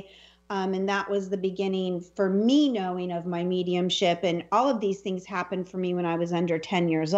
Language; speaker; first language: English; native; English